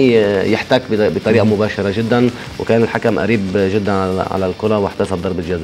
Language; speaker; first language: Arabic; native; Arabic